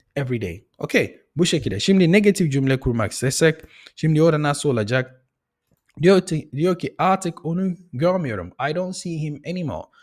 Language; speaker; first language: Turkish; non-native, fluent; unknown